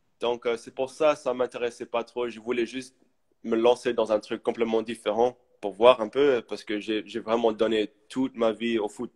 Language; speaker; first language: French; early bilingual, heritage; English